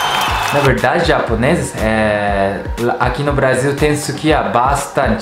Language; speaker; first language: Portuguese; non-native, learner; Japanese